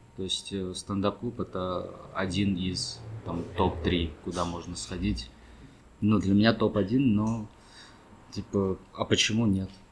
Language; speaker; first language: Russian; early bilingual, other home language; Armenian